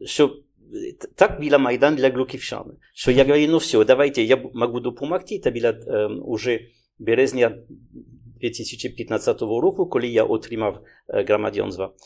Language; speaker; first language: Ukrainian; non-native, learner; French